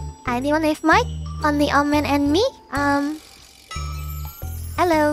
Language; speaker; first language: English; non-native, learner; Indonesian